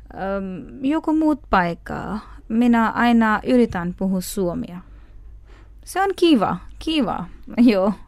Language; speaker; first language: Finnish; non-native, fluent; Urdu